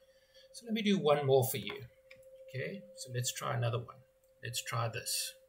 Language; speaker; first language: English; native; English